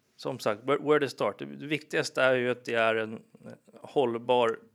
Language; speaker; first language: Swedish; early bilingual, other home language; English